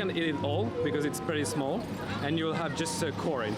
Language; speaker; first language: English; non-native, local second language; French